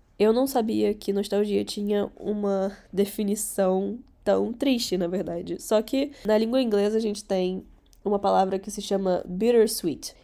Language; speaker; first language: Portuguese; early bilingual, other home language; Catalan